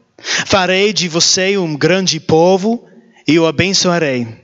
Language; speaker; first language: Portuguese; non-native, learner; English